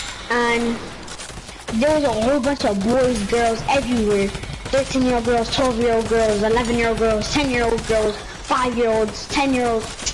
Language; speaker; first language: English; early bilingual, other home language; Spanish